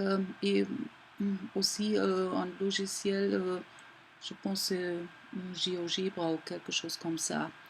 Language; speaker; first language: French; non-native, fluent; German